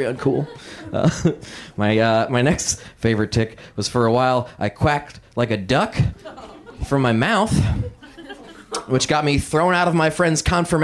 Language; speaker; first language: English; native; English